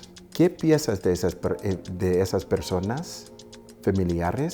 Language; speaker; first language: Spanish; early bilingual, heritage; Spanish